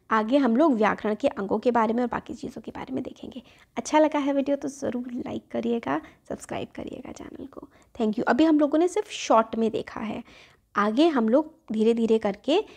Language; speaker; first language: Hindi; native; Hindi